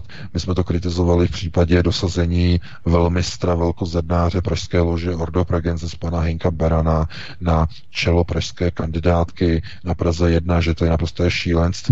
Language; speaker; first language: Czech; native; Czech